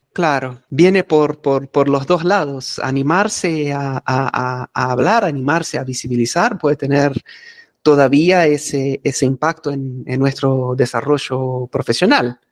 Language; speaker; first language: Spanish; native; Spanish